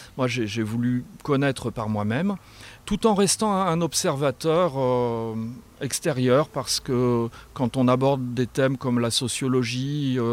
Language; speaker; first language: French; native; French